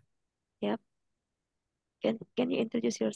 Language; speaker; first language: English; non-native, fluent; Indonesian